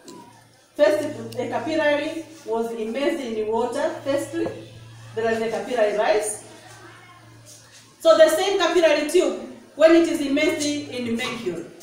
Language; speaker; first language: English; non-native, local second language; Swahili